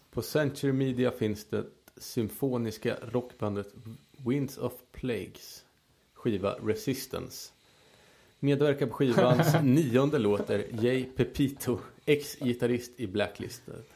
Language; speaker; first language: Swedish; native; Swedish